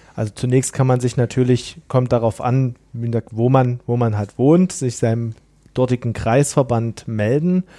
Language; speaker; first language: German; native; German